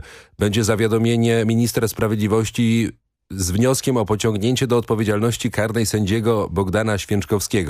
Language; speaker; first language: Polish; native; Polish